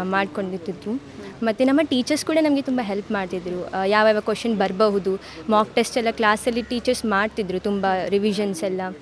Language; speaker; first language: Kannada; non-native, local second language; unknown